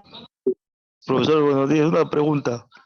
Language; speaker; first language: Spanish; native; Spanish